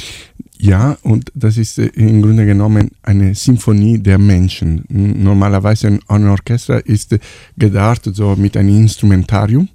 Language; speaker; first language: German; non-native, fluent; Italian